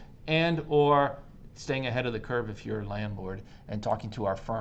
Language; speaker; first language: English; native; English